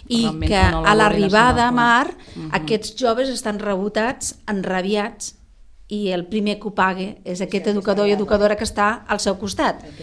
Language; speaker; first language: Catalan; non-native, local second language; Spanish